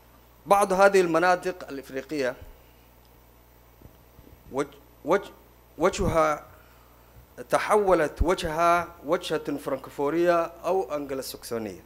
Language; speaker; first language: Arabic; non-native, local second language; Somali